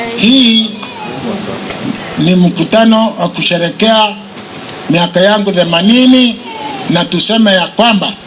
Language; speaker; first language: Swahili; non-native, local second language; Meru